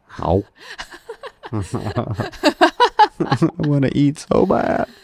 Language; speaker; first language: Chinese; non-native, learner; English